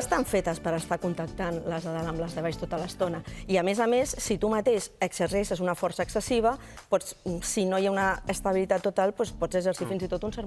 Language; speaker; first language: Catalan; native; Catalan